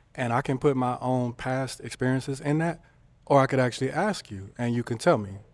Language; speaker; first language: English; native; English